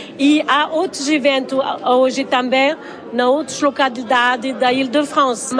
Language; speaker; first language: Portuguese; non-native, local second language; Kabuverdianu